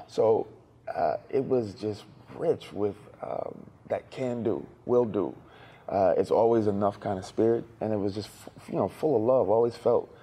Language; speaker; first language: English; native; English